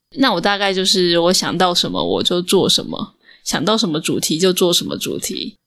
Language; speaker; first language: Chinese; native; Chinese